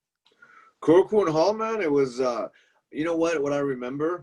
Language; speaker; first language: English; native; English